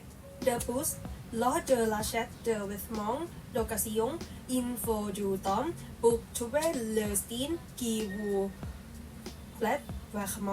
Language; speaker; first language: French; non-native, learner; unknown